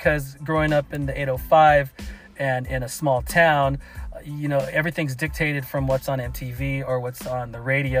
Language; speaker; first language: English; native; English